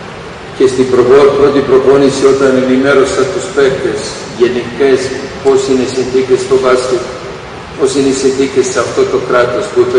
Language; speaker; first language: Greek; non-native, fluent; Serbian